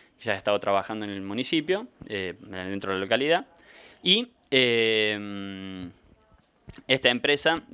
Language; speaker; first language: Spanish; native; Spanish